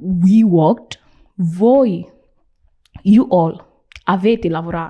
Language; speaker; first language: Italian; non-native, fluent; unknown